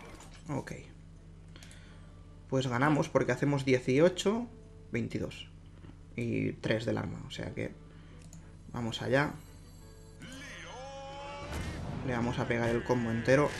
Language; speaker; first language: Spanish; native; Spanish